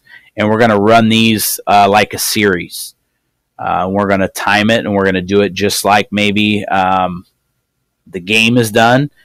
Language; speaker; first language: English; native; English